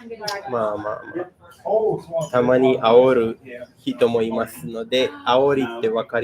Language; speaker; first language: Japanese; non-native, learner; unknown